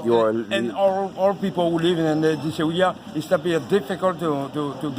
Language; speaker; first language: English; non-native, learner; Haitian Creole